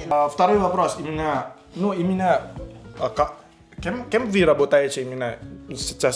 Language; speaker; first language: Russian; non-native, learner; Indonesian